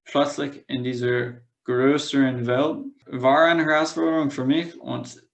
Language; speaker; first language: German; non-native, fluent; English